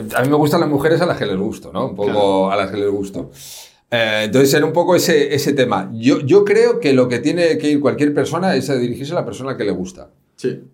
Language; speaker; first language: Spanish; native; Spanish